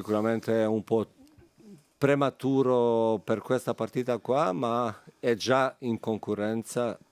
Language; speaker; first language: Italian; non-native, fluent; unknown